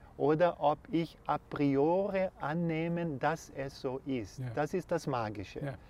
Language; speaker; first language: German; non-native, fluent; Portuguese